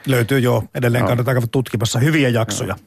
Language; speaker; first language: Finnish; native; Finnish